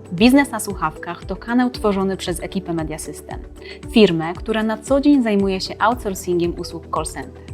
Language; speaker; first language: Polish; native; Polish